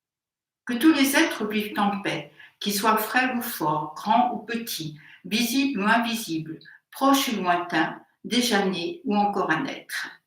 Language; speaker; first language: French; native; French